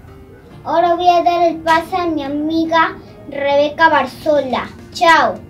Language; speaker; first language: Spanish; native; Spanish